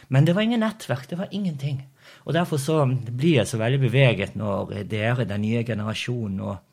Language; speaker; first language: Norwegian; early bilingual, other home language; Portuguese